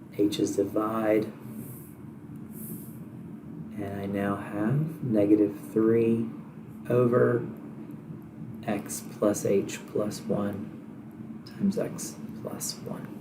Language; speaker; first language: English; native; English